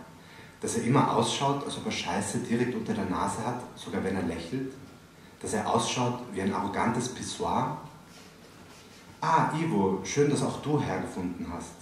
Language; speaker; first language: German; native; German